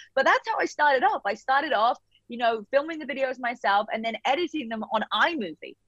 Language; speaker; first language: English; native; English